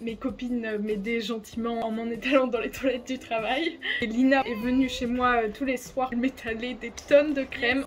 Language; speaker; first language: French; native; French